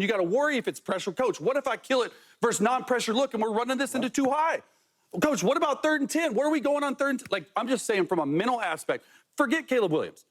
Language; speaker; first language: English; native; English